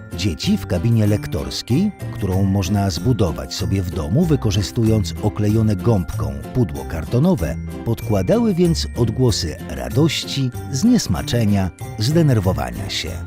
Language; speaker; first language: Polish; native; Polish